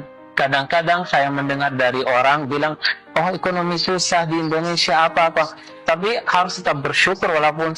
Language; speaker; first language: Indonesian; non-native, fluent; Arabic